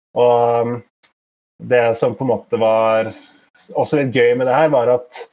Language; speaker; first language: Norwegian; native; Norwegian